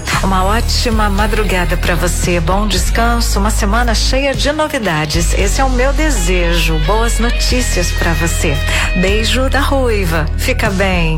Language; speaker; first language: Portuguese; native; Portuguese